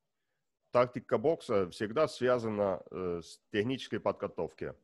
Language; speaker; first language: Russian; non-native, learner; Estonian